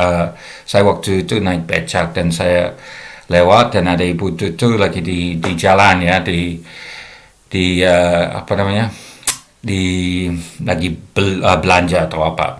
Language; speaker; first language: Indonesian; non-native, fluent; English